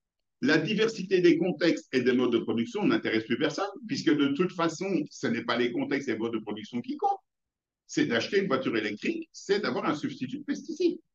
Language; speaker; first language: French; native; French